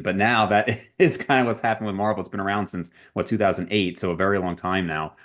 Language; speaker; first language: English; native; English